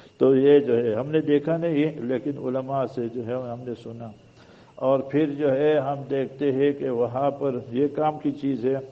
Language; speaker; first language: Urdu; native; Urdu